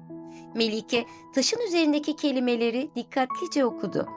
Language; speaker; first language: Turkish; native; Turkish